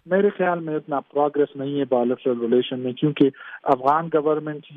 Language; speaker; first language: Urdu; non-native, fluent; Pashto